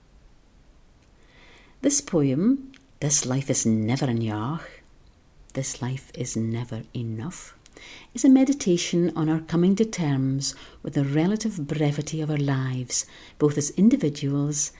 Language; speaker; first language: English; non-native, local second language; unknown